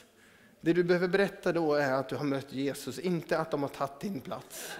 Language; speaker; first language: Swedish; native; Swedish